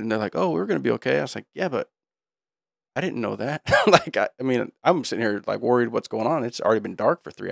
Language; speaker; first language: English; native; English